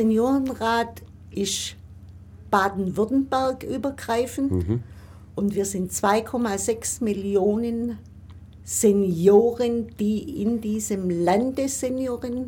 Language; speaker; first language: German; native; German